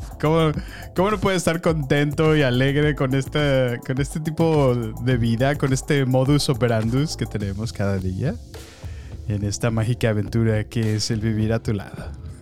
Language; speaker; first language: Spanish; native; Spanish